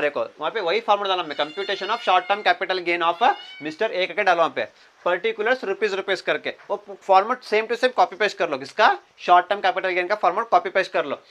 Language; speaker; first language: Hindi; non-native, local second language; Kannada